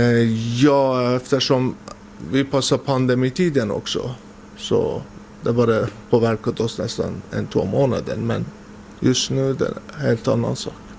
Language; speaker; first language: Swedish; non-native, learner; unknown